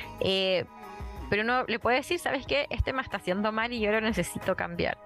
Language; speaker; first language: Spanish; native; Spanish